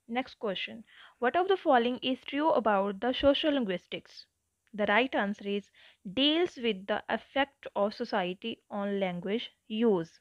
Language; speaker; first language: English; non-native, local second language; Punjabi